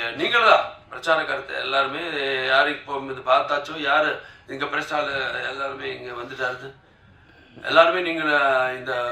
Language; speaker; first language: Tamil; non-native, local second language; Telugu